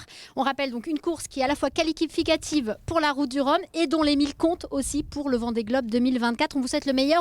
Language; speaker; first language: French; native; French